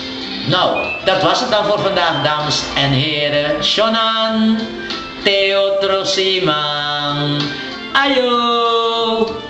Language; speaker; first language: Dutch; non-native, local second language; Papiamento